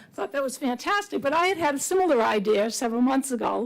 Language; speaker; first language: English; native; English